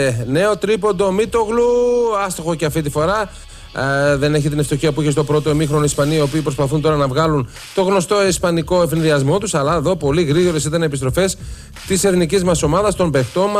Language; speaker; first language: Greek; native; Greek